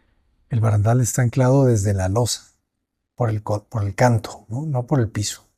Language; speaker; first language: Spanish; native; Spanish